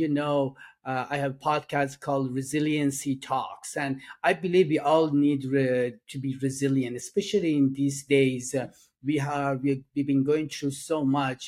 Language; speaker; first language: English; non-native, fluent; Persian